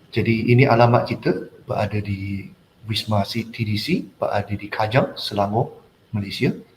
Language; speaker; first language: Malay; non-native, local second language; Chinese